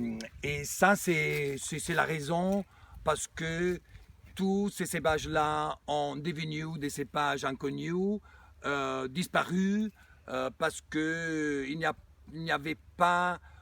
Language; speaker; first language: French; non-native, fluent; Italian